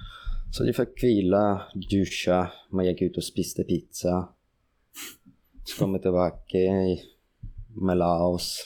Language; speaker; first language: Norwegian; non-native, fluent; Russian